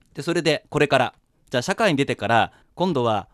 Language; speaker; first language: Japanese; native; Japanese